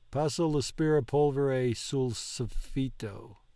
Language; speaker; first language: Italian; non-native, learner; English